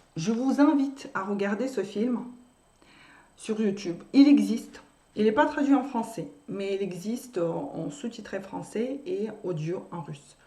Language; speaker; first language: French; non-native, fluent; Russian